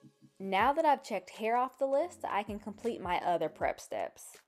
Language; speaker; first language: English; native; English